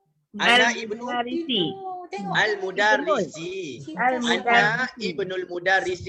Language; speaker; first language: Arabic; non-native, fluent; Malay